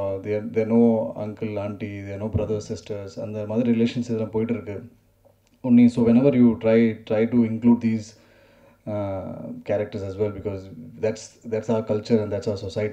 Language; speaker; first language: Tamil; non-native, learner; Malayalam